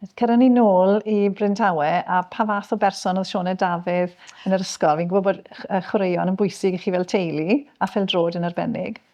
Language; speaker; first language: Welsh; native; Welsh